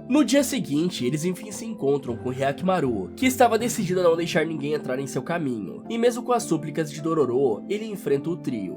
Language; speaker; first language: Portuguese; native; Portuguese